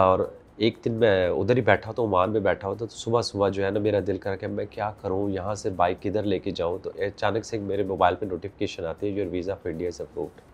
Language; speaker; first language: Urdu; native; Urdu